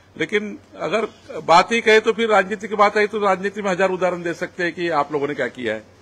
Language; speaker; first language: Hindi; non-native, local second language; Marathi